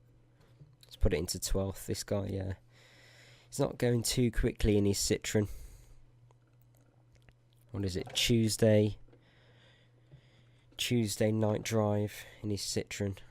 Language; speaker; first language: English; native; English